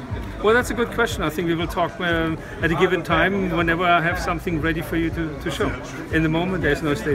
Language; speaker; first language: English; non-native, fluent; German